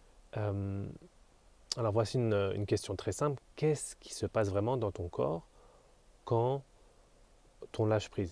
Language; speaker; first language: French; native; French